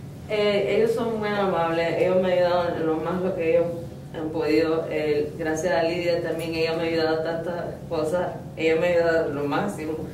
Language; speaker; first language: Spanish; early bilingual, heritage; Spanish